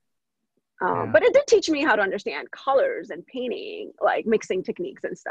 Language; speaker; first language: English; non-native, local second language; Gujarati